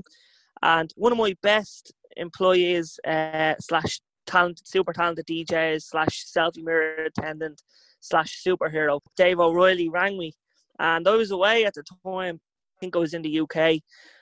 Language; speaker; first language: English; native; English